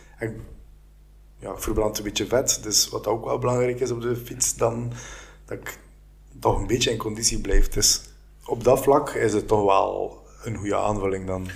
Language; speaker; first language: Dutch; native; Dutch